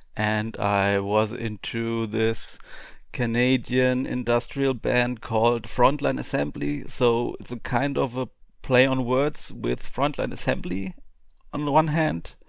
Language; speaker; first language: English; non-native, fluent; German